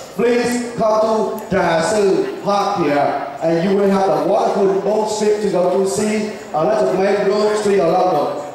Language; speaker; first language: English; non-native, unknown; Vietnamese